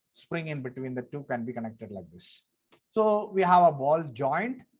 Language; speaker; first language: English; non-native, local second language; Marathi